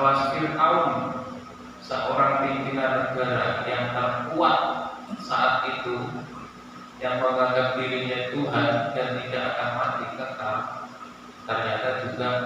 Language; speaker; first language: Indonesian; non-native, local second language; Javanese